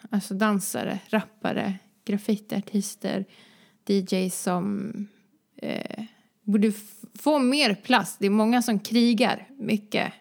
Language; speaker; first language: Swedish; early bilingual, other home language; Croatian